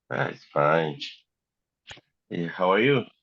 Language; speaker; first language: English; non-native, learner; Spanish